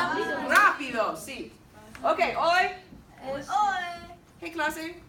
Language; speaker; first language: Spanish; non-native, fluent; English